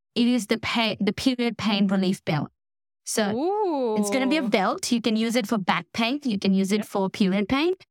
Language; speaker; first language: English; non-native, local second language; Gujarati